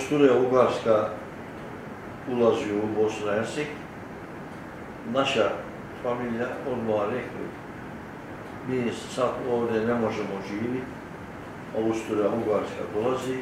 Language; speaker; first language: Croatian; early bilingual, heritage; Turkish